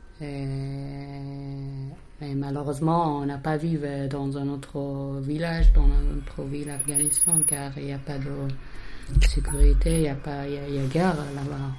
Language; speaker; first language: French; non-native, learner; Persian